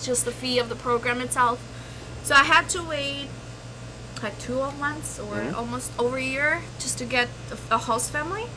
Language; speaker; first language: English; non-native, fluent; Albanian